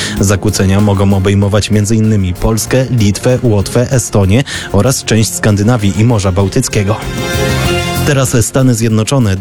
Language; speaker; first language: Polish; native; Polish